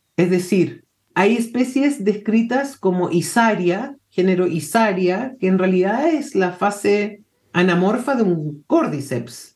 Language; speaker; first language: Spanish; early bilingual, heritage; Spanish